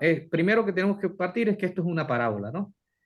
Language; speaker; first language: Spanish; native; Spanish